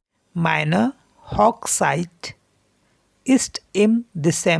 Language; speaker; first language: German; non-native, learner; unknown